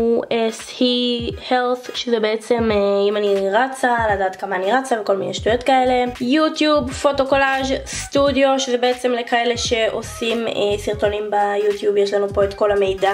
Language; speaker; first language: Hebrew; native; Hebrew